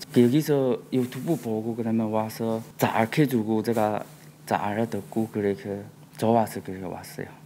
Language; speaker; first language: Korean; non-native, learner; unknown